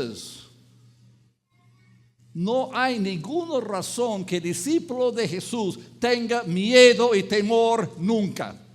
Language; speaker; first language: Spanish; non-native, fluent; English